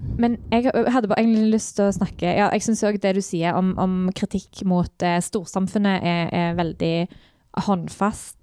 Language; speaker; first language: Norwegian; native; Norwegian